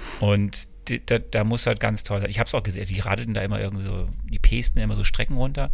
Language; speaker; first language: German; native; German